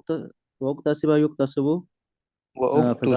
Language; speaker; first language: Arabic; non-native, learner; Urdu